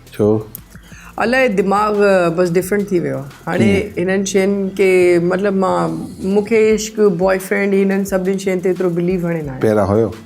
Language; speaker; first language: Sindhi; non-native, local second language; Urdu